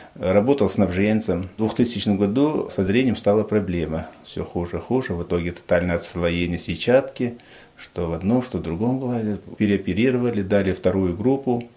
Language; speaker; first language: Russian; non-native, local second language; Tajik